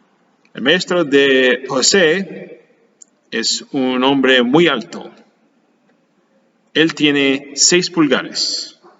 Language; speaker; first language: Spanish; non-native, learner; English